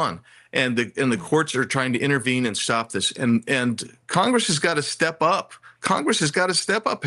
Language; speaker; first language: English; native; English